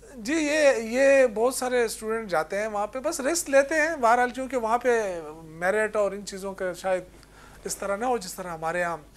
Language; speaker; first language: Urdu; non-native, local second language; Pashto